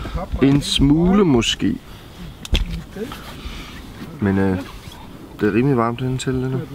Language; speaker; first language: Danish; native; Danish